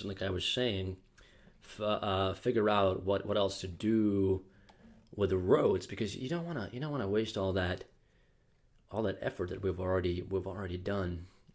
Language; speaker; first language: English; native; English